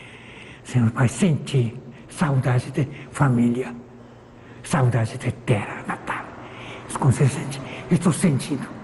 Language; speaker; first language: Portuguese; non-native, fluent; Korean